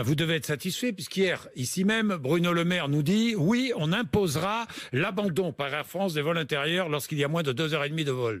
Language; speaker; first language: French; native; French